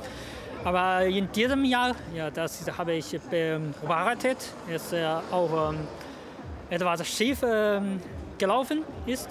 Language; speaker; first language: German; non-native, learner; Chinese